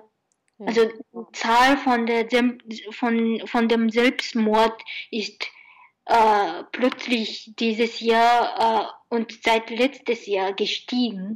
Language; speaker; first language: German; non-native, learner; Japanese